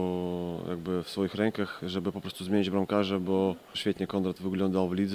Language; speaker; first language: Polish; non-native, fluent; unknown